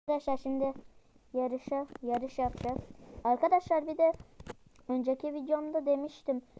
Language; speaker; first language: Turkish; native; Turkish